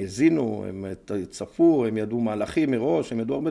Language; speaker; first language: Hebrew; native; Hebrew